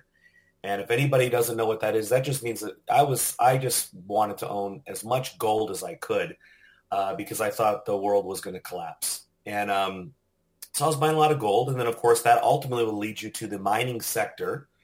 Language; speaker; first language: English; native; English